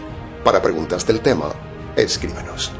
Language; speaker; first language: Spanish; native; Spanish